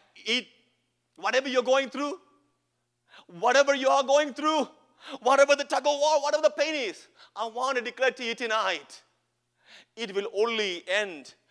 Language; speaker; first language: English; non-native, local second language; Malayalam